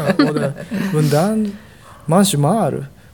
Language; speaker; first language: German; non-native, learner; Japanese